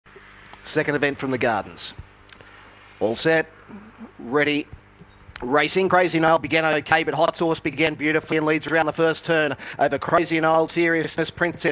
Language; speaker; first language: English; native; English